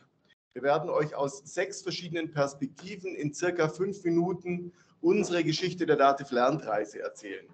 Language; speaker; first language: German; native; German